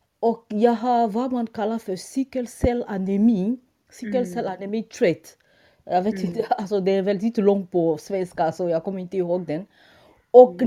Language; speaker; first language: Swedish; non-native, fluent; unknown